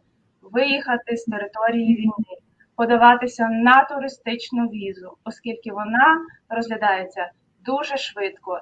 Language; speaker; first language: Ukrainian; native; Ukrainian